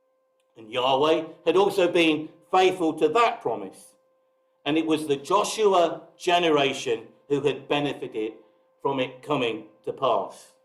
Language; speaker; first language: English; native; English